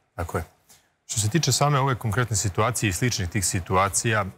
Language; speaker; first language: Serbian; native; Serbian